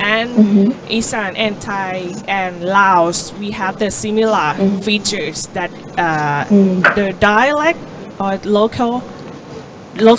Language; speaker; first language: English; non-native, learner; Thai